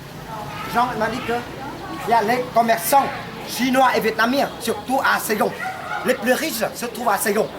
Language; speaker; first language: French; non-native, fluent; Vietnamese